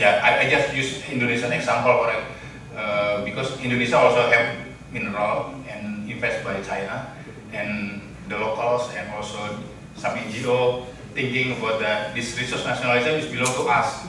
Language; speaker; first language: English; non-native, learner; Indonesian